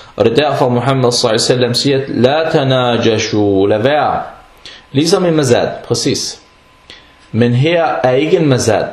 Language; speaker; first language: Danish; early bilingual, other home language; Arabic